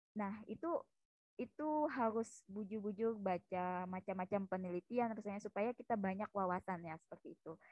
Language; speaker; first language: Indonesian; native; Indonesian